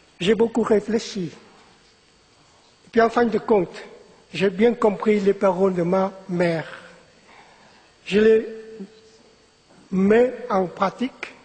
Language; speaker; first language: French; non-native, fluent; Vietnamese